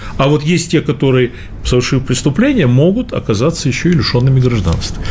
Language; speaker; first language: Russian; native; Russian